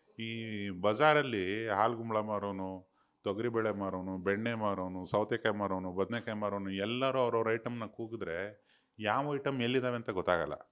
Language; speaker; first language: Kannada; native; Kannada